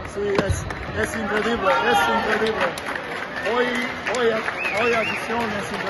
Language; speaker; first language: Spanish; non-native, learner; Croatian